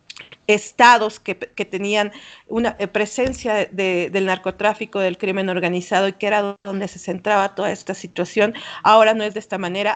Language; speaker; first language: Spanish; native; Spanish